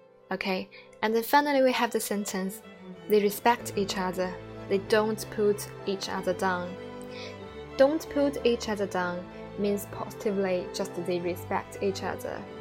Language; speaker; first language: English; non-native, fluent; Chinese